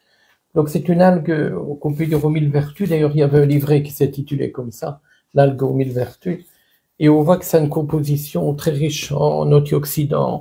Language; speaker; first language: French; native; French